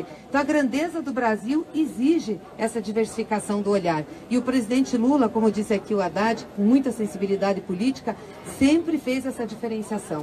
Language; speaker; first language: Portuguese; native; Portuguese